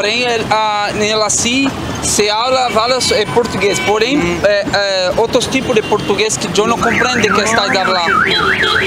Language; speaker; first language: Portuguese; non-native, learner; Spanish